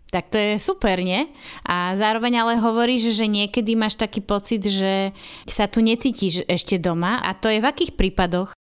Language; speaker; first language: Slovak; native; Slovak